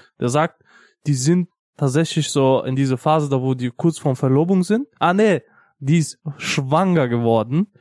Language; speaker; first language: German; early bilingual, other home language; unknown